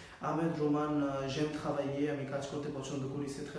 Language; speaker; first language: French; non-native, fluent; Bangla